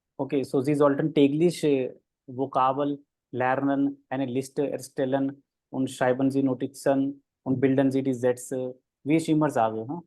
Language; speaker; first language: German; non-native, fluent; Hindi